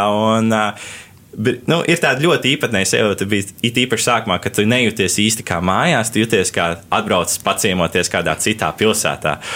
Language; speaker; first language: Latvian; native; Latvian